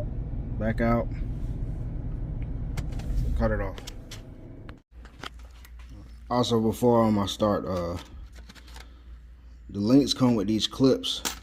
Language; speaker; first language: English; native; English